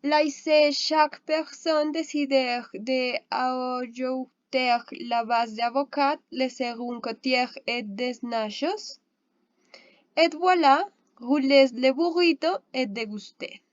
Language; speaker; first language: French; non-native, learner; Spanish